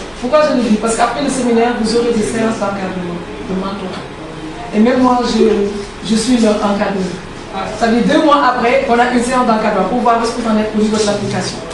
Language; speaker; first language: French; non-native, local second language; Wolof